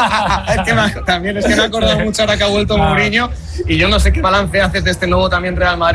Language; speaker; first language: Spanish; native; Spanish